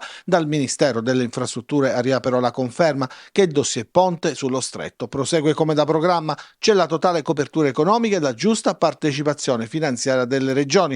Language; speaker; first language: Italian; native; Italian